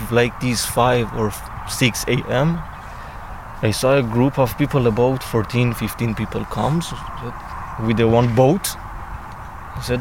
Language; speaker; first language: English; non-native, learner; Persian